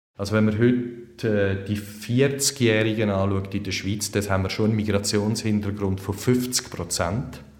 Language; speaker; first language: German; native; German